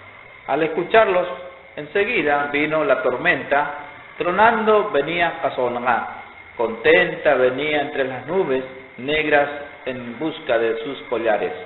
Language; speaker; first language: Spanish; non-native, local second language; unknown